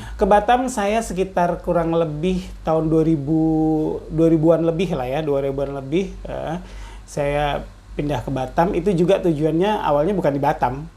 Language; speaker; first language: Indonesian; native; Indonesian